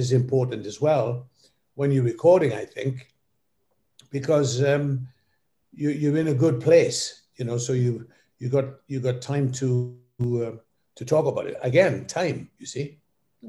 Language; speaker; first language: English; native; English